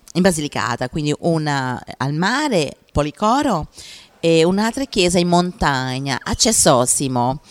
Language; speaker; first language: Italian; non-native, fluent; Portuguese